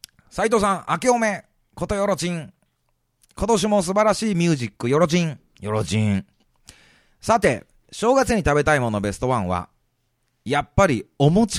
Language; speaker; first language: Japanese; native; Japanese